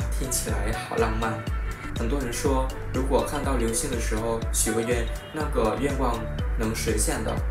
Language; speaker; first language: Chinese; non-native, fluent; Vietnamese